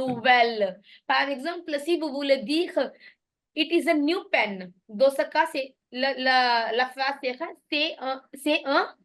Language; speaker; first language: French; non-native, fluent; Punjabi